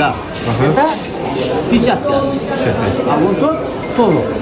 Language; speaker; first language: Russian; non-native, learner; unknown